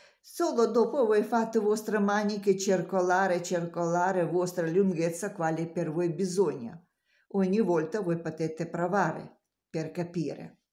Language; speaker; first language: Italian; non-native, learner; Russian